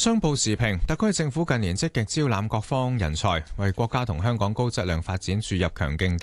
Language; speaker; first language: Cantonese; native; Cantonese